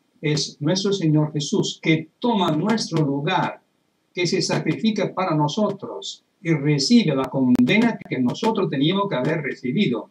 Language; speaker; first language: Spanish; non-native, fluent; Italian